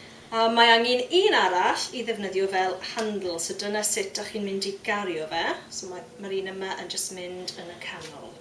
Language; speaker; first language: Welsh; non-native, fluent; English